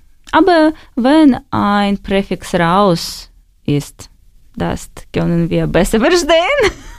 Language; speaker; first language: German; non-native, learner; Russian